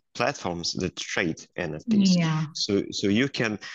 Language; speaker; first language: English; non-native, fluent; Russian